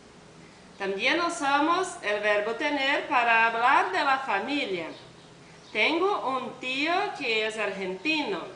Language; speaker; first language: Spanish; non-native, learner; Portuguese